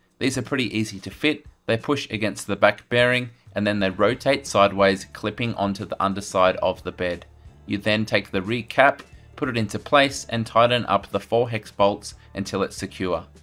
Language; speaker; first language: English; native; English